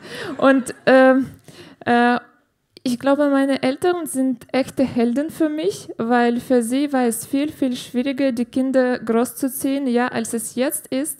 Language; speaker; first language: German; non-native, fluent; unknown